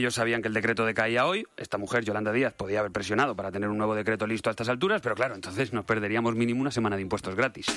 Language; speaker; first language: Spanish; native; Spanish